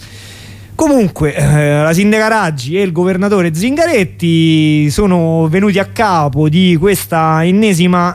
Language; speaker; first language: Italian; native; Italian